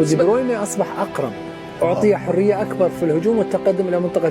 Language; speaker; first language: Arabic; native; Arabic